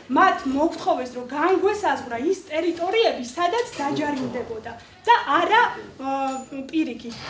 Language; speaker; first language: Georgian; native; Georgian